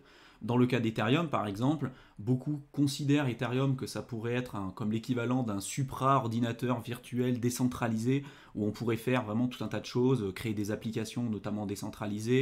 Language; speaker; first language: French; native; French